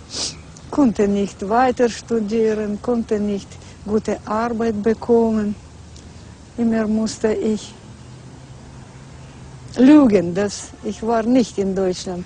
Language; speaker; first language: German; non-native, learner; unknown